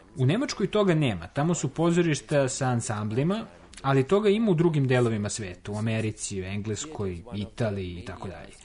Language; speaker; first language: Serbian; native; Serbian